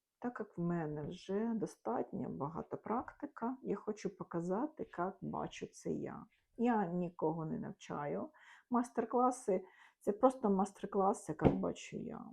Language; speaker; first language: Ukrainian; non-native, local second language; Russian